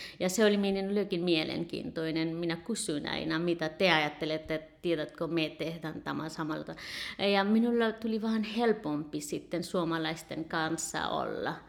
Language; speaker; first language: Finnish; non-native, learner; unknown